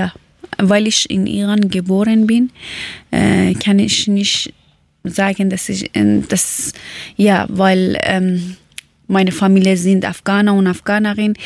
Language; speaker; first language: German; non-native, learner; Persian